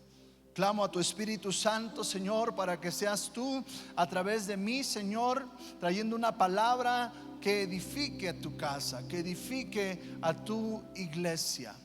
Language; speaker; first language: Spanish; native; Spanish